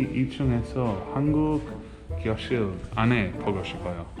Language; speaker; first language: Korean; non-native, learner; English